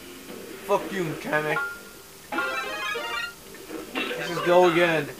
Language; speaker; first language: English; native; English